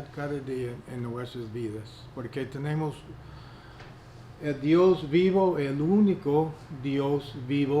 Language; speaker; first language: Spanish; non-native, fluent; English